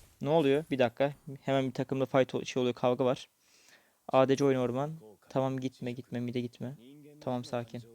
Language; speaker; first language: Turkish; native; Turkish